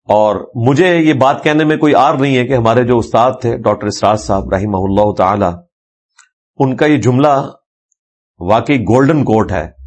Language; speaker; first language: Urdu; non-native, local second language; Punjabi